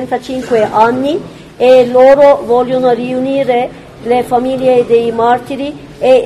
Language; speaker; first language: Italian; non-native, fluent; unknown